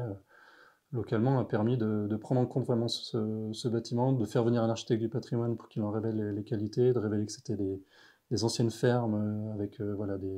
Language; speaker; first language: French; native; French